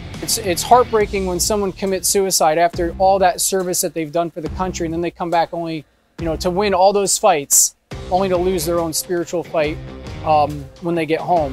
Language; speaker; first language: English; native; English